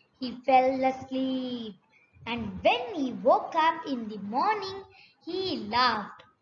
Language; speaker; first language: English; non-native, local second language; Tamil